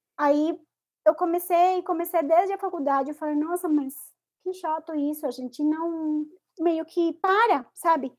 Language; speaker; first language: Portuguese; non-native, fluent; Spanish